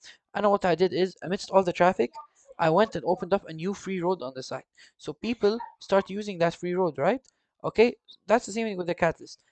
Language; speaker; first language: English; non-native, fluent; Arabic